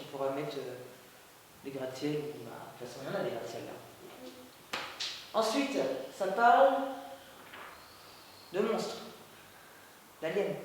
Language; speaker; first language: French; native; French